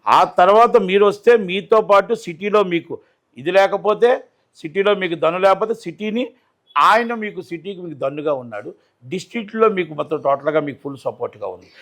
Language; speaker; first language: Telugu; native; Telugu